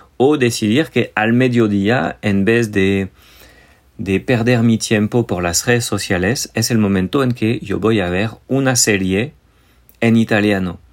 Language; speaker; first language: Spanish; non-native, fluent; French